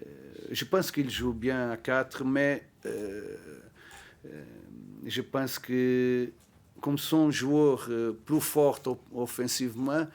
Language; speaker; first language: French; non-native, learner; Portuguese